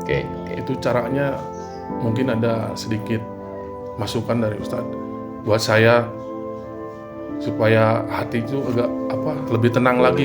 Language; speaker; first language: Indonesian; native; Indonesian